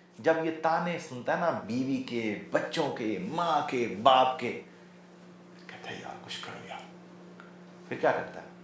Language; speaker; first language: Urdu; non-native, local second language; Punjabi